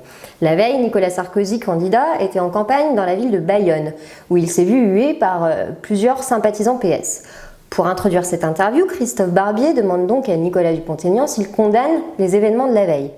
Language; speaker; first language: French; native; French